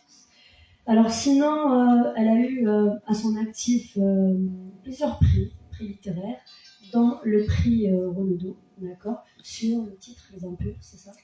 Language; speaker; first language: French; non-native, local second language; Arabic